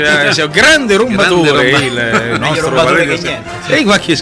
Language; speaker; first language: Italian; native; Italian